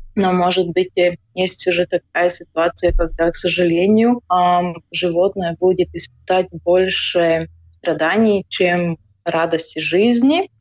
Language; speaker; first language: Russian; non-native, local second language; Latvian